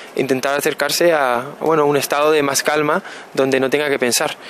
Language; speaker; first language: Spanish; native; Spanish